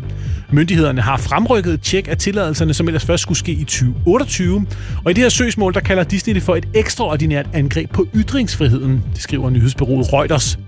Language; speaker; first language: Danish; native; Danish